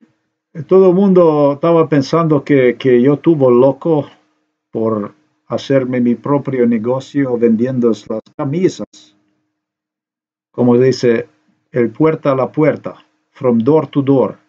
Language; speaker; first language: Spanish; non-native, learner; Slovenian